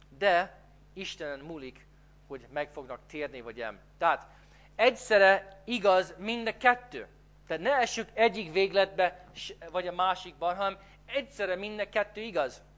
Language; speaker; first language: Hungarian; non-native, fluent; English